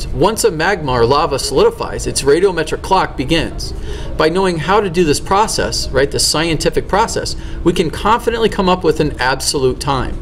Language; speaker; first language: English; native; English